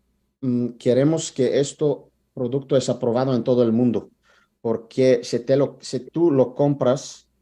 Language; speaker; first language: Spanish; non-native, fluent; Italian